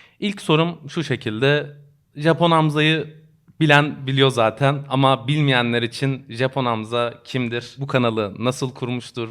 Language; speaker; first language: Turkish; native; Turkish